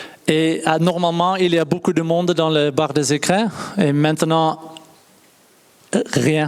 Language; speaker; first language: French; non-native, learner; Dutch